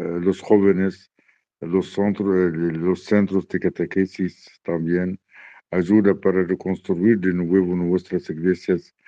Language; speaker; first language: Spanish; non-native, learner; Arabic